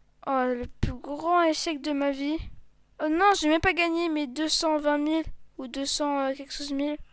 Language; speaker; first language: French; native; French